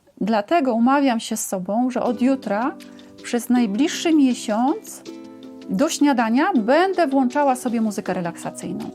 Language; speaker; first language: Polish; native; Polish